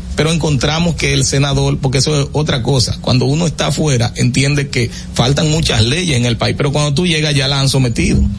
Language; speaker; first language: Spanish; native; Spanish